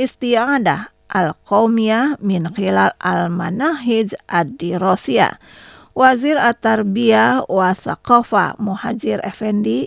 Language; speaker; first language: Arabic; non-native, fluent; Indonesian